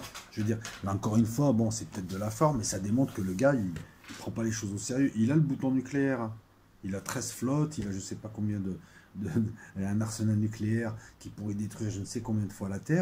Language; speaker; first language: French; native; French